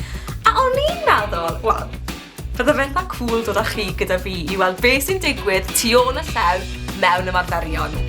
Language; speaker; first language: Welsh; native; Welsh